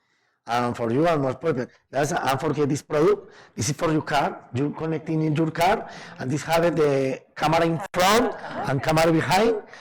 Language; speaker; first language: English; non-native, learner; Spanish